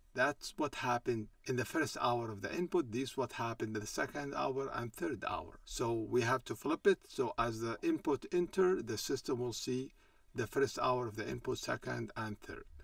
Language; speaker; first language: English; non-native, fluent; Arabic